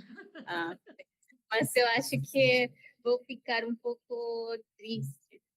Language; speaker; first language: Portuguese; non-native, learner; Spanish